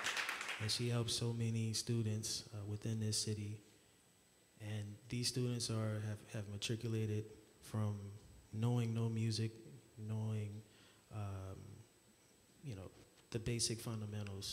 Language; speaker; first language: English; native; English